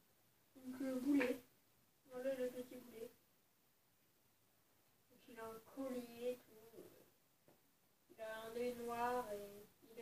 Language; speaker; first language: French; native; French